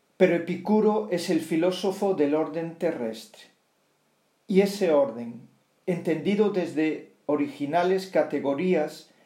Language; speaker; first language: Spanish; non-native, local second language; Galician